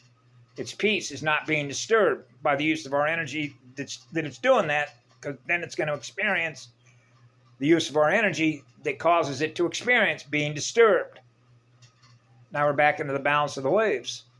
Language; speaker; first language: English; native; English